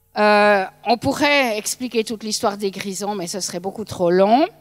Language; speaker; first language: French; native; French